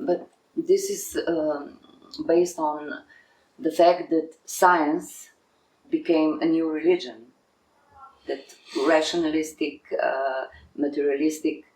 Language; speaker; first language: English; non-native, fluent; Slovenian